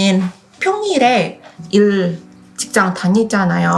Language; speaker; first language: Korean; non-native, fluent; Indonesian